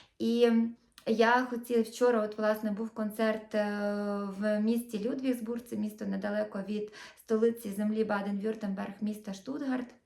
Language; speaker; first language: Ukrainian; non-native, local second language; Russian